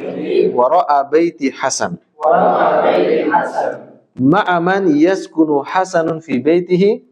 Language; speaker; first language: Arabic; non-native, fluent; Indonesian